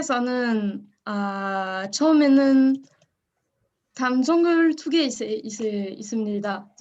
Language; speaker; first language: Korean; non-native, learner; French